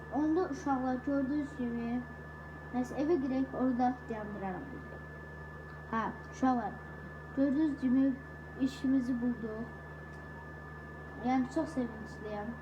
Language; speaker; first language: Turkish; non-native, learner; Azerbaijani